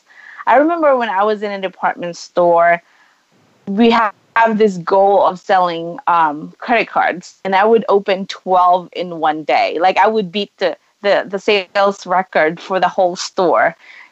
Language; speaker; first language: English; non-native, local second language; Cebuano